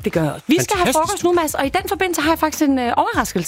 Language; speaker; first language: Danish; native; Danish